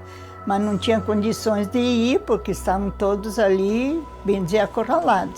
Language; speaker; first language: Portuguese; early bilingual, other home language; Polish